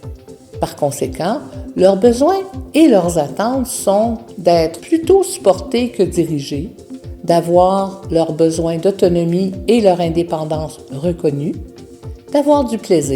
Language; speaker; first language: French; native; French